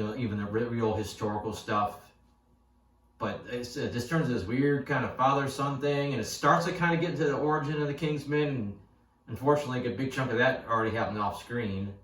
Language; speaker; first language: English; native; English